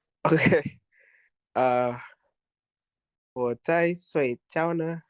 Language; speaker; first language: Chinese; non-native, learner; Indonesian